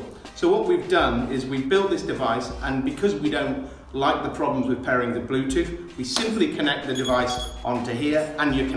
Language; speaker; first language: English; native; English